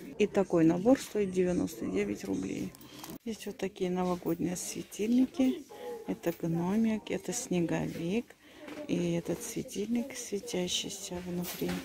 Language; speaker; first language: Russian; native; Russian